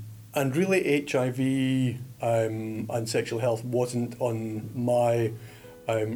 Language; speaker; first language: English; native; English